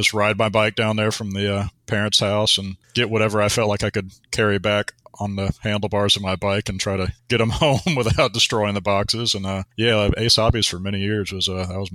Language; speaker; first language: English; native; English